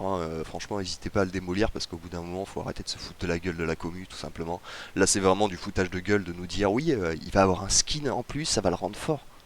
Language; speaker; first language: French; native; French